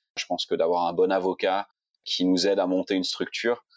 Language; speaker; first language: French; native; French